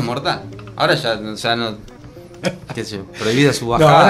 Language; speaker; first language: Spanish; native; Spanish